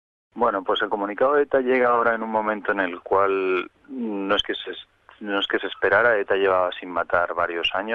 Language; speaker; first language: Spanish; native; Spanish